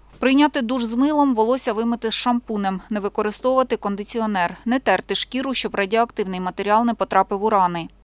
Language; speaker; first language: Ukrainian; native; Ukrainian